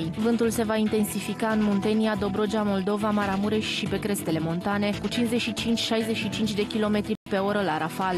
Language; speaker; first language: Romanian; native; Romanian